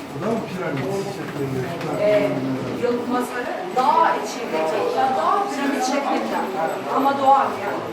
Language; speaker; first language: Turkish; non-native, learner; Arabic